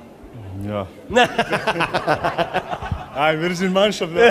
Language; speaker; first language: German; non-native, learner; Croatian